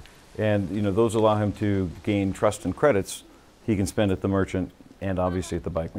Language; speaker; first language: English; native; English